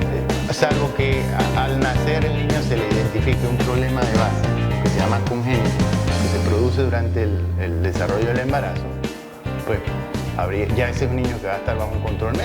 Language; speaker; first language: Spanish; native; Spanish